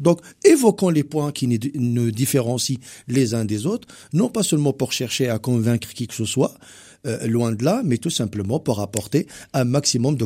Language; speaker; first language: French; non-native, local second language; Arabic